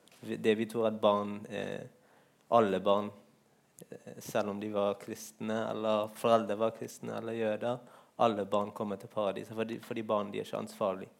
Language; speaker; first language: Norwegian; non-native, fluent; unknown